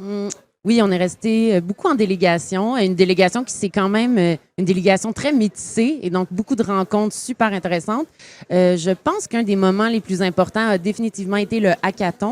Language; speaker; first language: French; native; French